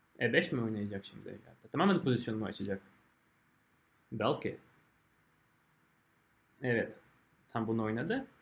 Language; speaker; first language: Turkish; non-native, fluent; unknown